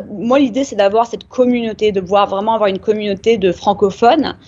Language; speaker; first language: French; native; French